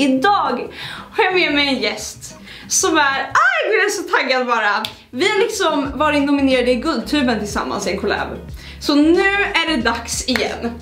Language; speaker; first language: Swedish; native; Swedish